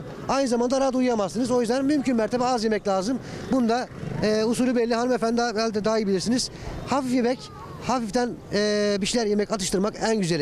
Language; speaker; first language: Turkish; native; Turkish